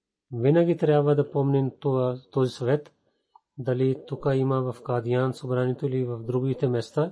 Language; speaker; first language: Bulgarian; non-native, learner; Urdu